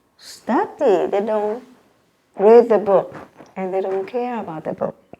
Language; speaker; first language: English; non-native, learner; Vietnamese